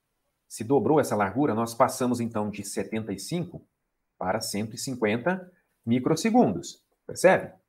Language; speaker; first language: Portuguese; native; Portuguese